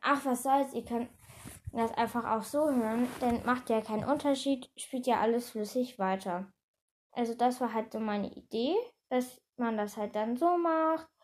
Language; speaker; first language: German; native; German